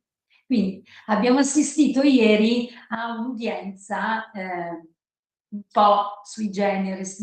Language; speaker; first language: Italian; native; Italian